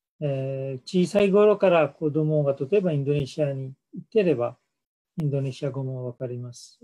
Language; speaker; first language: Japanese; non-native, fluent; Urdu